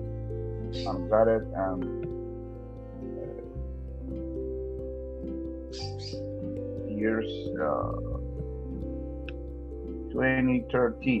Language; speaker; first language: English; non-native, learner; Spanish